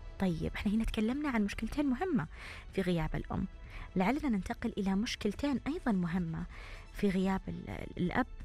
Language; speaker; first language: Arabic; native; Arabic